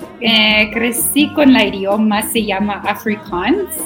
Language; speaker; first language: Spanish; non-native, learner; Afrikaans